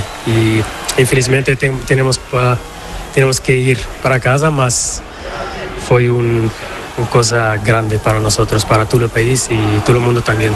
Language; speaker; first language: Spanish; non-native, learner; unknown